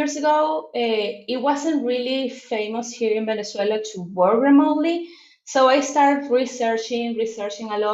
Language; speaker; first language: English; non-native, fluent; Spanish